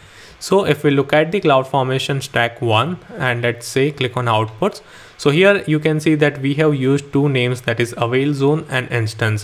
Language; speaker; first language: English; non-native, local second language; Hindi